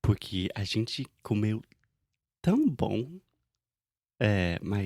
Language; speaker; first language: Portuguese; non-native, fluent; English